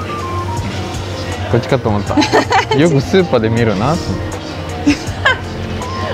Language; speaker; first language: Japanese; non-native, fluent; Indonesian